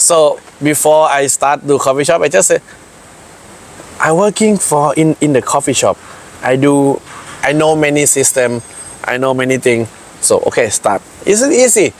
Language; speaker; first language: English; non-native, learner; Thai